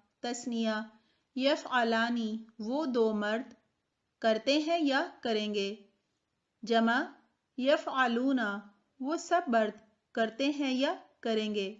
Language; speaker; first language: Urdu; native; Urdu